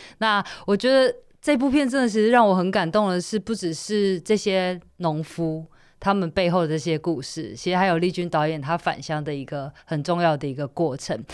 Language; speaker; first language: Chinese; native; Chinese